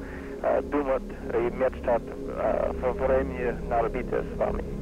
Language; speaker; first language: Russian; non-native, fluent; English